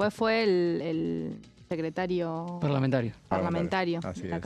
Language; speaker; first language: Spanish; native; Spanish